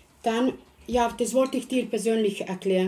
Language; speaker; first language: German; non-native, local second language; Romany